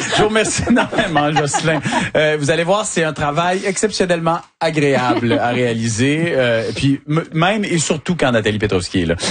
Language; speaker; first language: French; native; French